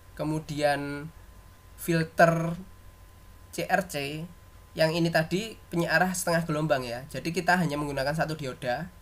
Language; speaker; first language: Indonesian; native; Indonesian